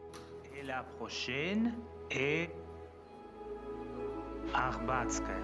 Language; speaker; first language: French; non-native, fluent; Russian